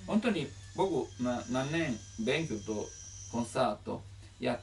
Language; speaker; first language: Japanese; non-native, learner; Italian